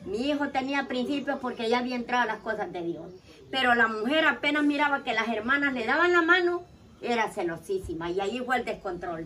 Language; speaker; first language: Spanish; native; Spanish